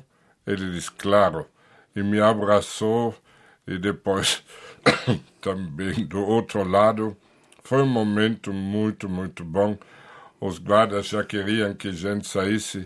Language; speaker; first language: Portuguese; non-native, fluent; German